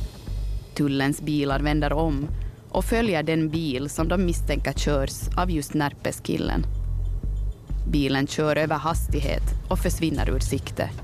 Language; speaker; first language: Swedish; native; Swedish